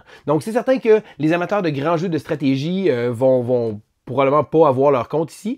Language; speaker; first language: French; native; French